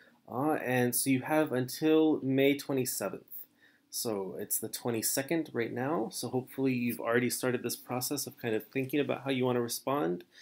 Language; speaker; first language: English; native; English